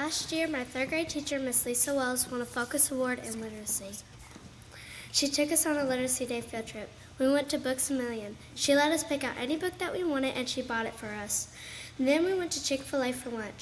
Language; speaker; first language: English; native; English